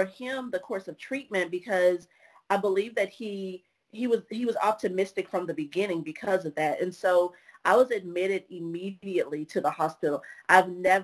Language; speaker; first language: English; native; English